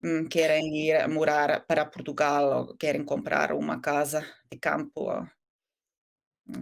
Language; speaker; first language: Portuguese; non-native, fluent; Finnish